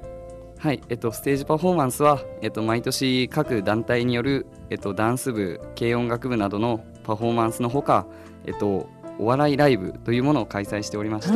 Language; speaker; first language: Japanese; native; Japanese